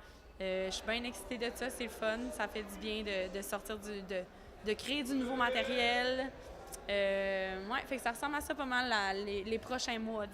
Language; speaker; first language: French; native; French